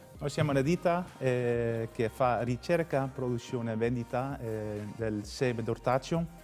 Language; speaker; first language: Italian; non-native, fluent; Dutch